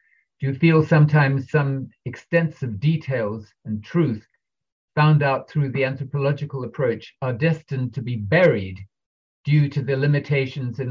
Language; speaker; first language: English; native; English